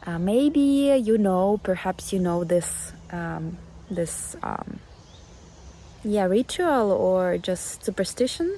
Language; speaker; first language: English; non-native, fluent; Ukrainian